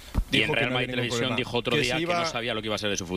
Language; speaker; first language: Spanish; native; Spanish